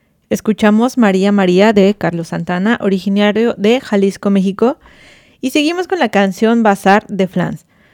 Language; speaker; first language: Spanish; native; Spanish